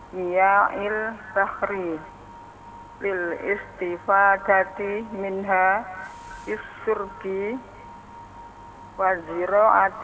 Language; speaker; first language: Arabic; non-native, learner; Indonesian